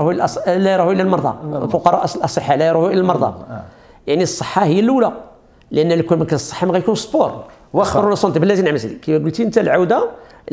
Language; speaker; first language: Arabic; native; Arabic